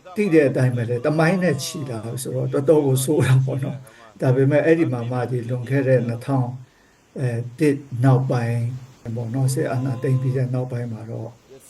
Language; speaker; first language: Burmese; non-native, local second language; Kachin